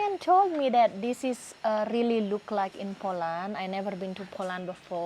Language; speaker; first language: English; non-native, learner; Indonesian